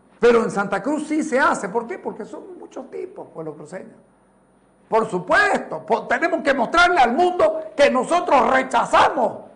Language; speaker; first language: Spanish; native; Spanish